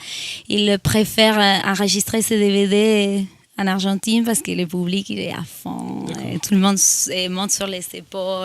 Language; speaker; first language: French; non-native, fluent; Spanish